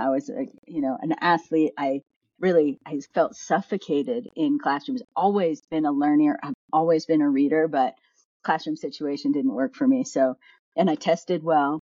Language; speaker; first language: English; native; English